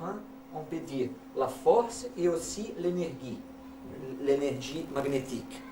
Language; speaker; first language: French; non-native, learner; Portuguese